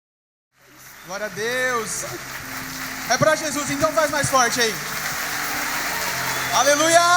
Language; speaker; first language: Portuguese; native; Portuguese